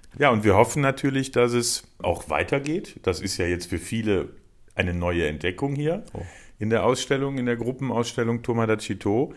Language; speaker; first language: German; native; German